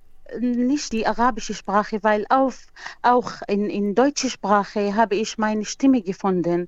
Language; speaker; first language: German; non-native, learner; Arabic